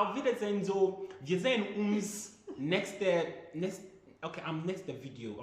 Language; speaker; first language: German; non-native, learner; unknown